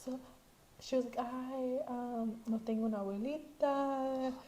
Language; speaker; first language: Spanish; early bilingual, heritage; Spanish